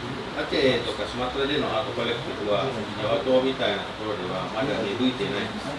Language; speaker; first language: Japanese; non-native, fluent; Indonesian